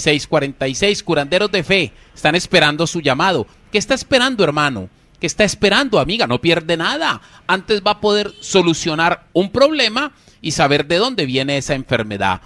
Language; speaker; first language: Spanish; native; Spanish